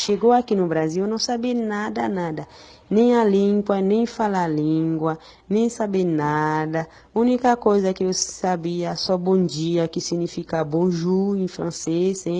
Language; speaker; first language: Portuguese; non-native, learner; Haitian Creole